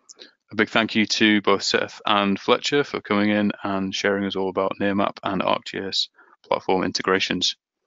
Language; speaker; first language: English; native; English